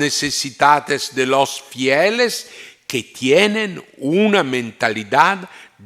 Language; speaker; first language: Spanish; non-native, fluent; Italian